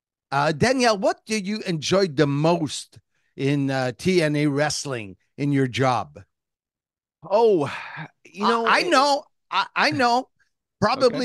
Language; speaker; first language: English; non-native, fluent; French